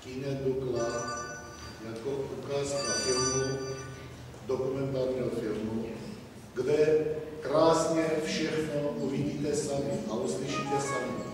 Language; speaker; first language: Czech; non-native, fluent; Armenian